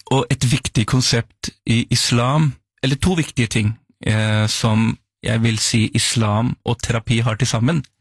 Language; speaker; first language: Norwegian; early bilingual, other home language; Urdu